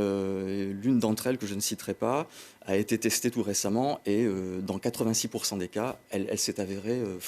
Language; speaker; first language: French; native; French